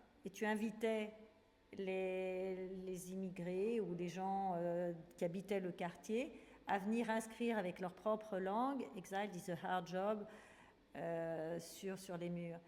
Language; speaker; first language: French; native; French